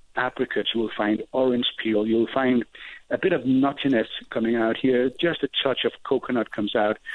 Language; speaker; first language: English; non-native, fluent; Danish